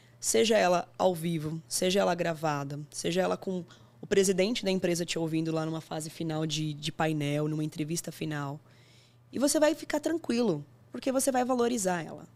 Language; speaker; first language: Portuguese; native; Portuguese